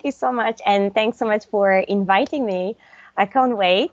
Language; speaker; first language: English; non-native, fluent; French